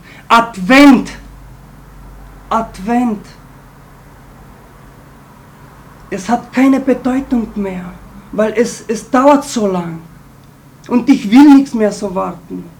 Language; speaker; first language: German; non-native, fluent; Romanian